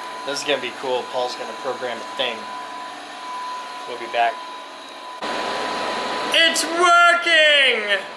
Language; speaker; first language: English; native; English